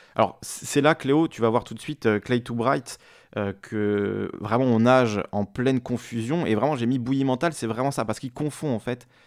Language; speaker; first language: French; native; French